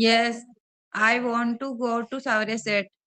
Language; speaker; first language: English; non-native, learner; Hindi